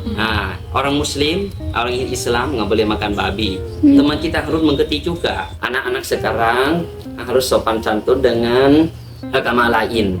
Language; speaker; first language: Indonesian; non-native, learner; Thai